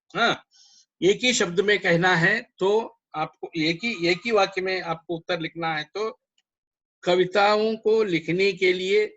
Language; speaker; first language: Hindi; non-native, local second language; Kannada